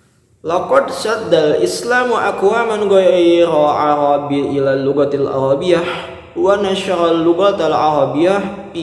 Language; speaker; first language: Arabic; non-native, learner; Indonesian